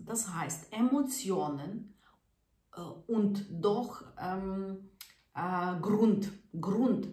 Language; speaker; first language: German; non-native, fluent; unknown